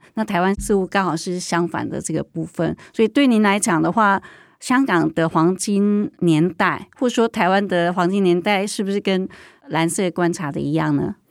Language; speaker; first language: Chinese; native; Chinese